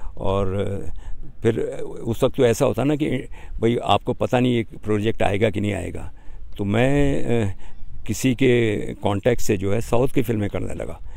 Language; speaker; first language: Hindi; native; Hindi